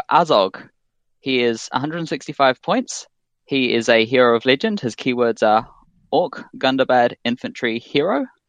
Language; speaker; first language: English; native; English